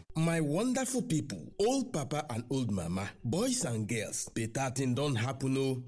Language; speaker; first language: Nigerian Pidgin; non-native, local second language; Yoruba